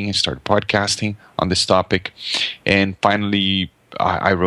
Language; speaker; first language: English; non-native, fluent; Portuguese